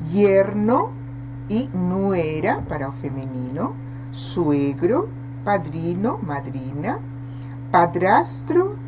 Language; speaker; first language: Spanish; non-native, fluent; Portuguese